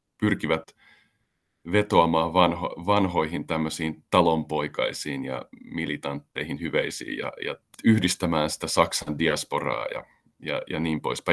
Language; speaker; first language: Finnish; native; Finnish